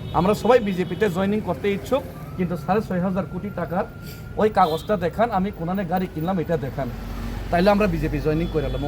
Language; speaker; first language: Bangla; non-native, local second language; Kok Borok